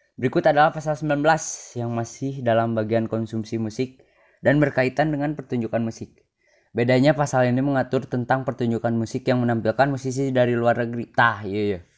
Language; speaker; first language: Indonesian; non-native, local second language; Sundanese